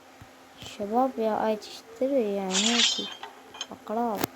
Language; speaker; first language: Arabic; native; Arabic